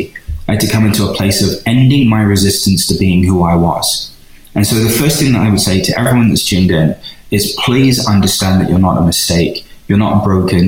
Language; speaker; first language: English; native; English